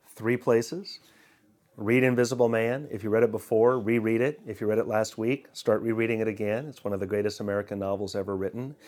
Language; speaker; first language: English; native; English